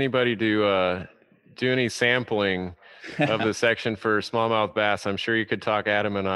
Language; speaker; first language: English; native; English